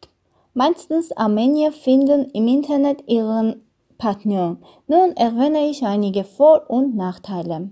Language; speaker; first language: German; non-native, learner; Armenian